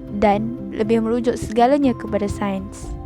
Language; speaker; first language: Malay; native; Malay